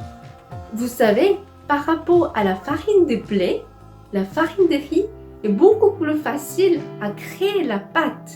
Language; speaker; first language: French; non-native, fluent; Korean